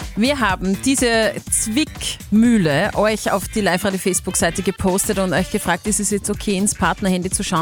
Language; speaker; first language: German; native; German